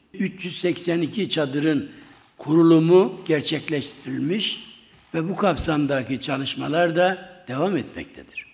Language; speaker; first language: Turkish; native; Turkish